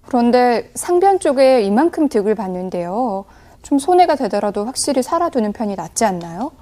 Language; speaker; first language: Korean; native; Korean